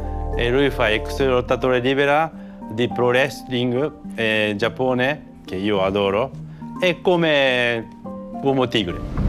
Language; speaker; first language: Italian; non-native, learner; Japanese